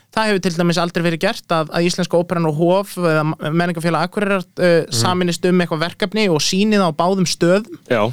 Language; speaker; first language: Icelandic; native; Icelandic